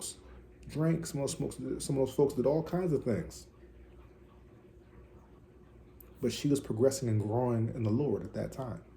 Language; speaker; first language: English; native; English